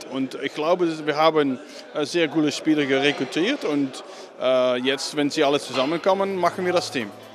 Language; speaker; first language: German; non-native, fluent; English